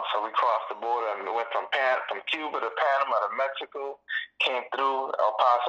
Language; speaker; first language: English; early bilingual, other home language; Spanish